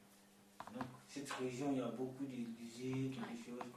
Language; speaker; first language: French; non-native, learner; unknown